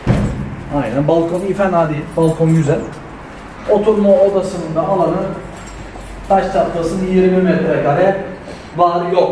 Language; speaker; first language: Turkish; native; Turkish